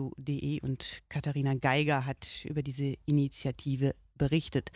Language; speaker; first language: German; native; German